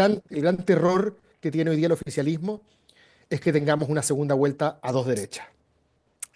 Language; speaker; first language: Spanish; native; Spanish